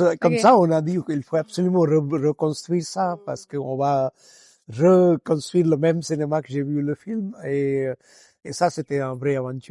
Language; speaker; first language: French; non-native, fluent; Gujarati